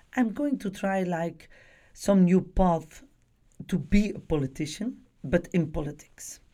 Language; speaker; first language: English; non-native, fluent; Dutch